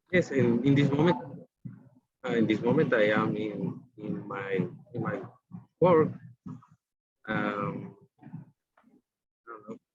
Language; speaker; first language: English; non-native, learner; Spanish